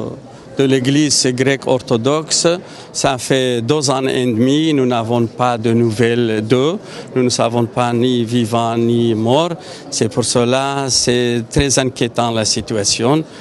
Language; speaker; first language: French; non-native, fluent; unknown